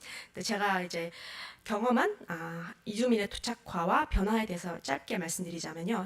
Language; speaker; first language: Korean; non-native, fluent; Mongolian